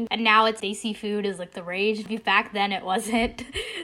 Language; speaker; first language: English; early bilingual, other home language; Bangla